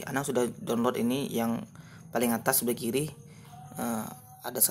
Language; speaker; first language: Indonesian; native; Indonesian